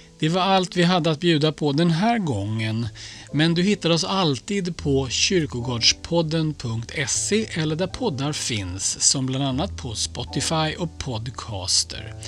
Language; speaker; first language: Swedish; native; Swedish